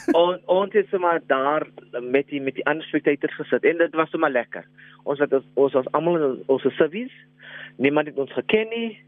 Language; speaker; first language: Afrikaans; non-native, local second language; English